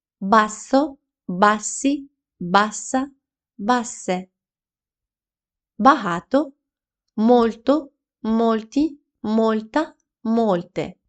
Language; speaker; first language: Italian; non-native, fluent; Ukrainian